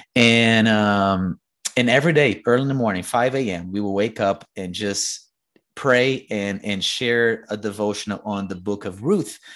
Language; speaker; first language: English; non-native, fluent; Portuguese